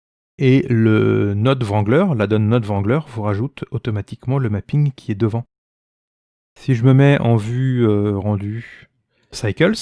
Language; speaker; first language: French; native; French